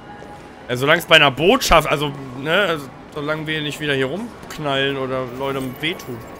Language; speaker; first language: German; native; German